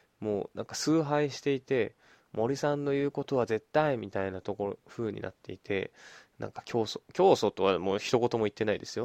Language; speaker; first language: Japanese; native; Japanese